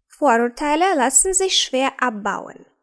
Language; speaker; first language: German; non-native, fluent; Ukrainian